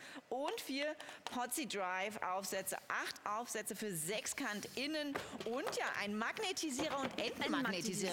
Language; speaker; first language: German; native; German